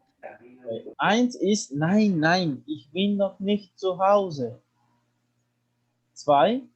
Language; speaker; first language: German; non-native, learner; Spanish